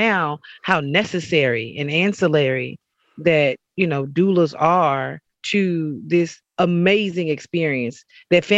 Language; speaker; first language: English; native; English